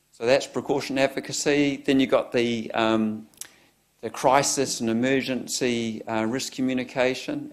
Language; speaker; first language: English; native; English